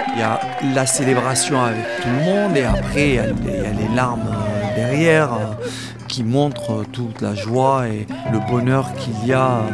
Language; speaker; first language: French; non-native, local second language; Arabic